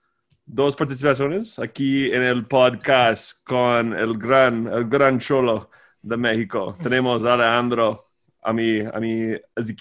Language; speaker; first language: Spanish; non-native, fluent; English